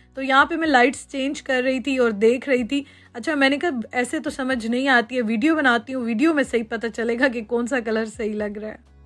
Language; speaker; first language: Urdu; native; Urdu